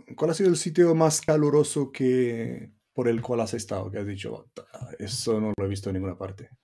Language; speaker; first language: Spanish; non-native, fluent; Romanian